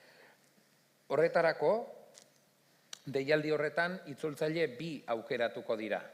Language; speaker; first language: Basque; native; Basque